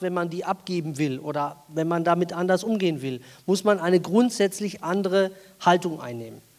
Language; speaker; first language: German; native; German